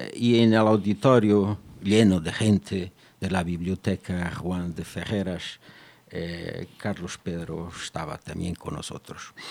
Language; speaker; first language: Spanish; non-native, fluent; Portuguese